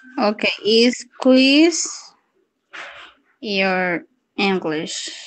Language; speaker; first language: English; non-native, learner; Spanish